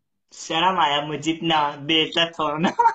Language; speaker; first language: Hindi; non-native, learner; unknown